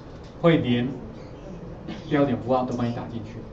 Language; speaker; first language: Chinese; native; Chinese